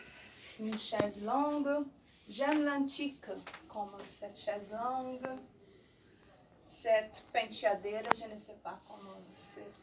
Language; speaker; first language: French; non-native, learner; Portuguese